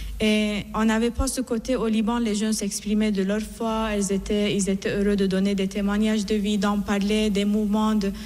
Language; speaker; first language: French; non-native, fluent; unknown